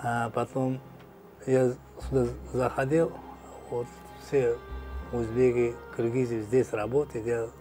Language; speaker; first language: Russian; non-native, learner; Uzbek